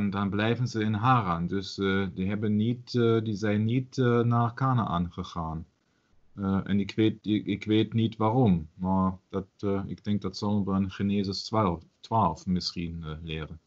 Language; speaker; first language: Dutch; non-native, learner; German